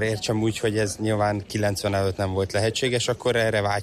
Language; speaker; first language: Hungarian; native; Hungarian